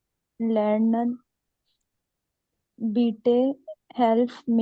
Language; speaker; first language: German; non-native, learner; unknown